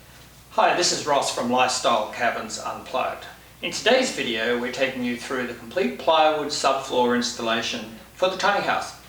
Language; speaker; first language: English; native; English